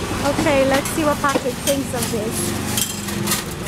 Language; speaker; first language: English; native; English